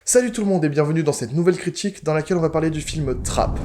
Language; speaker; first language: French; native; French